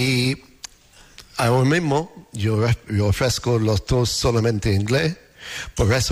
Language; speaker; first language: Spanish; non-native, learner; English